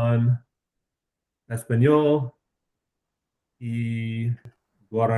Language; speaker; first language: Spanish; non-native, learner; English